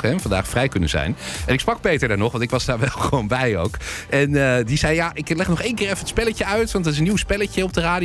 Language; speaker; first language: Dutch; native; Dutch